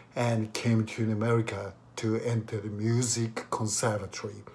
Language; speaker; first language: English; non-native, fluent; Japanese